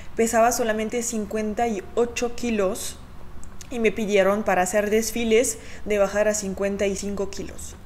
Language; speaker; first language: Spanish; non-native, fluent; French